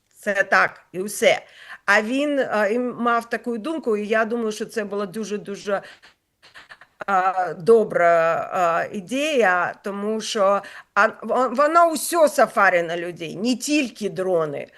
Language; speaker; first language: Ukrainian; non-native, local second language; Russian